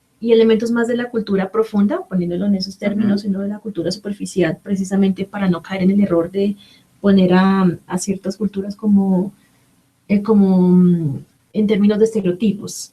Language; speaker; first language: Spanish; native; Spanish